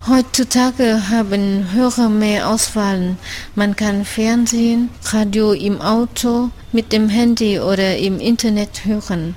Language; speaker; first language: German; non-native, fluent; Vietnamese